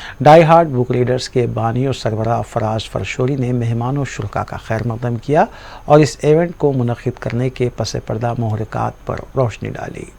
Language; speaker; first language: Urdu; native; Urdu